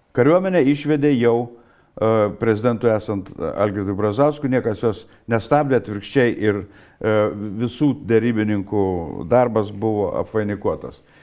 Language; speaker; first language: Lithuanian; native; Lithuanian